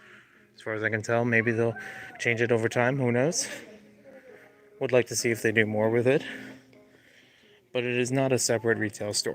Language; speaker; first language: English; native; English